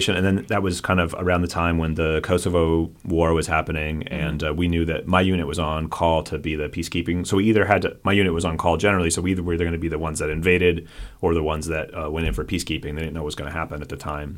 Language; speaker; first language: English; native; English